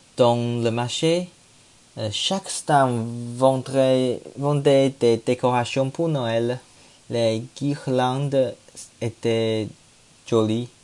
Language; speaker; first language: French; non-native, learner; Chinese